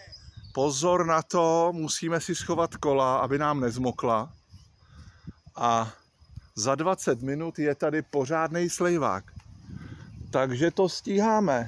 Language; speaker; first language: Czech; native; Czech